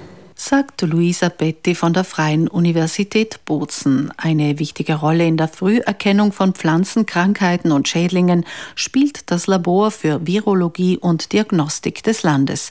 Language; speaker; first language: German; native; German